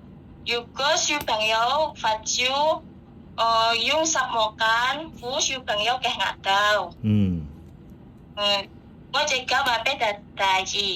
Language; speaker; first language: Cantonese; non-native, learner; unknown